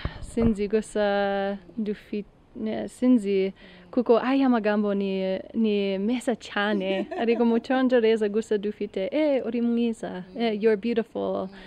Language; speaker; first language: Kinyarwanda; non-native, learner; English